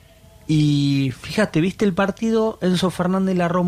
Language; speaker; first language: Spanish; native; Spanish